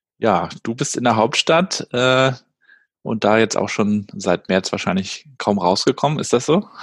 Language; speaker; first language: German; native; German